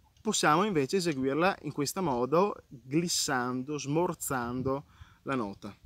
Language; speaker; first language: Italian; native; Italian